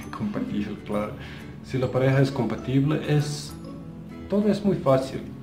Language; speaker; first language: Spanish; non-native, fluent; Bosnian